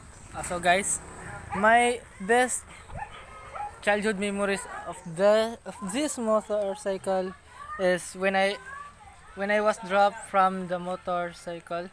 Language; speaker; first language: English; non-native, learner; Filipino